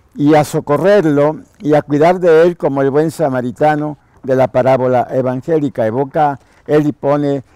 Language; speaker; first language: Spanish; native; Spanish